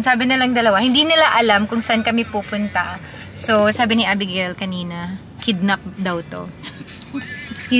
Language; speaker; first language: Filipino; non-native, local second language; Cebuano